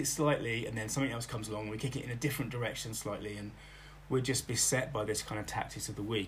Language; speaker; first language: English; native; English